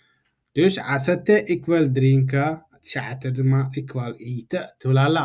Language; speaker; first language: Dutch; non-native, fluent; Tigrinya